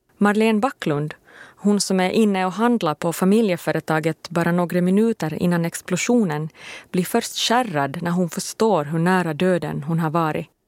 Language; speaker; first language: Swedish; native; Swedish